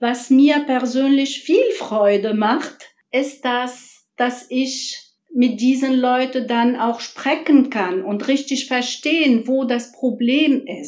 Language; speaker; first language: German; non-native, fluent; Arabic